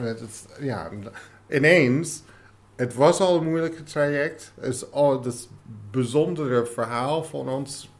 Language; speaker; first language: Dutch; non-native, fluent; English